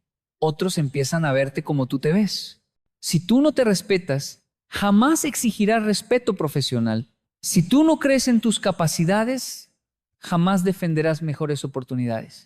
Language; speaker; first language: Spanish; native; Spanish